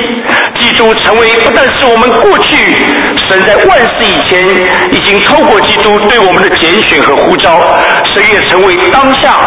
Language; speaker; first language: Chinese; native; Chinese